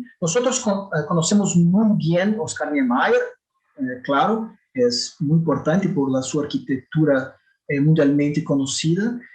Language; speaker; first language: Spanish; non-native, fluent; Portuguese